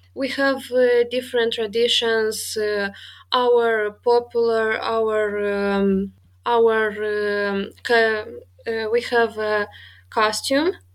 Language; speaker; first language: English; non-native, fluent; Romanian